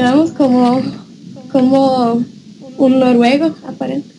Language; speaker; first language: Spanish; non-native, fluent; Norwegian